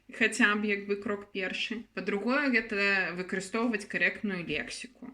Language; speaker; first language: Belarusian; native; Belarusian